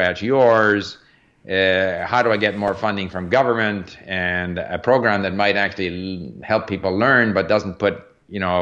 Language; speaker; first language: English; native; English